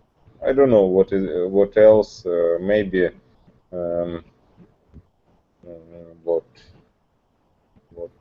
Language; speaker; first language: English; non-native, learner; Russian